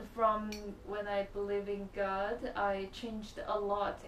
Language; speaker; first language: English; non-native, learner; Chinese